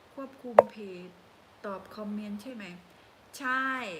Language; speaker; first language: Thai; native; Thai